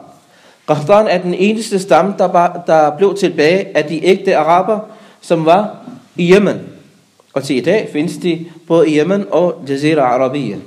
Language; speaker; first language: Danish; early bilingual, other home language; Arabic